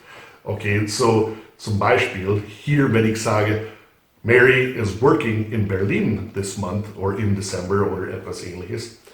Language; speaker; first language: German; non-native, fluent; English